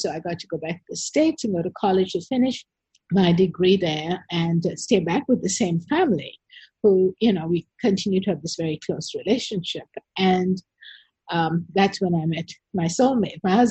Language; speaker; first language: English; non-native, local second language; Sinhala